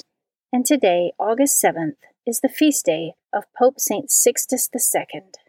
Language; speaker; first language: English; native; English